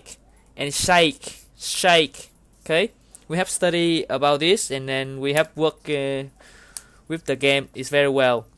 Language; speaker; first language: English; non-native, learner; Vietnamese